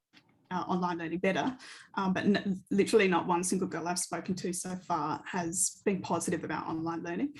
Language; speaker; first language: English; native; English